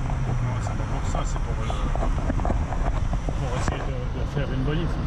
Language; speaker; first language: French; native; French